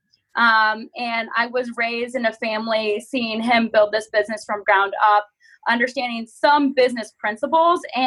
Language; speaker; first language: English; native; English